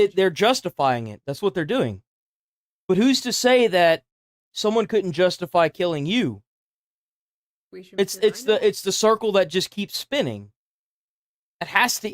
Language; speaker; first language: English; native; English